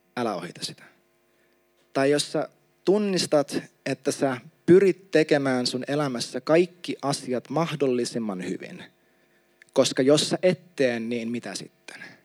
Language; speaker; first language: Finnish; native; Finnish